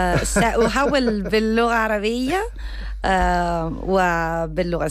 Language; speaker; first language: Arabic; non-native, learner; Spanish